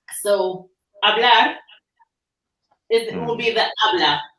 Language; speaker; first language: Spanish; non-native, fluent; English